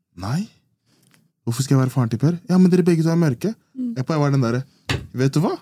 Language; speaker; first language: Norwegian; early bilingual, other home language; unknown